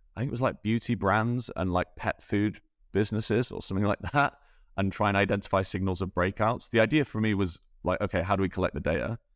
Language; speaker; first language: English; native; English